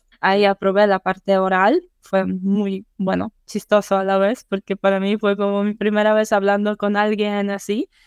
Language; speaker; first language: Spanish; non-native, fluent; Polish